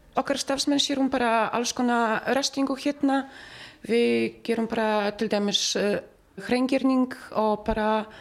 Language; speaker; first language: Icelandic; non-native, learner; Polish